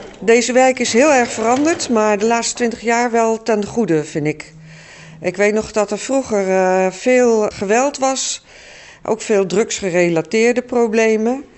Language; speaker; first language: Dutch; native; Dutch